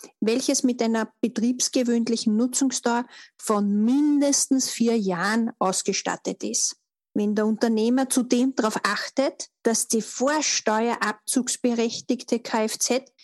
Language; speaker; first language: German; native; German